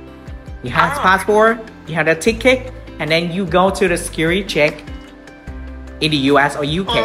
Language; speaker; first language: English; non-native, fluent; Vietnamese